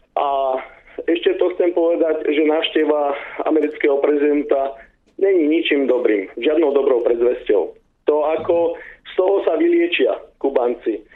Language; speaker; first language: Slovak; native; Slovak